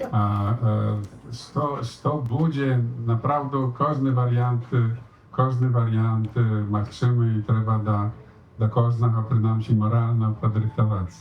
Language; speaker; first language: Polish; non-native, learner; Belarusian